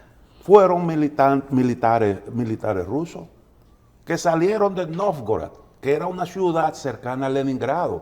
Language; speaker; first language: Spanish; native; Spanish